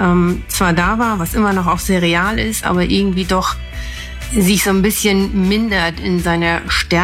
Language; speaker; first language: German; native; German